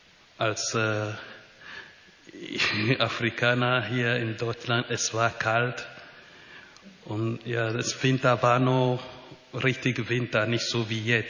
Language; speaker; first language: German; non-native, fluent; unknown